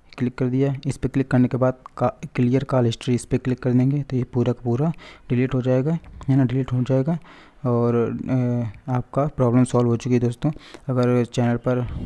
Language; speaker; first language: Hindi; native; Hindi